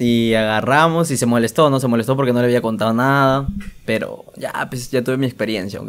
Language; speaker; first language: Spanish; native; Spanish